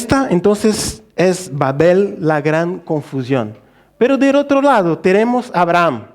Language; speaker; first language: Spanish; non-native, fluent; Portuguese